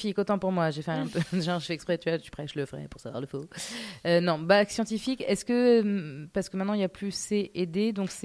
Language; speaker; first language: French; native; French